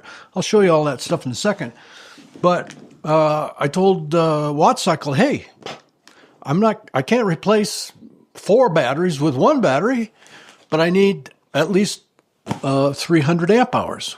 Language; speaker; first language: English; native; English